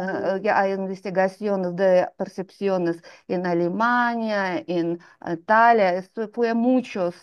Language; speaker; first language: Spanish; non-native, fluent; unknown